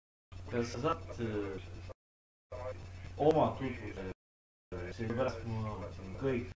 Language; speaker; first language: Estonian; non-native, learner; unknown